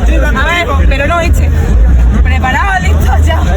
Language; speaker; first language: Spanish; native; Spanish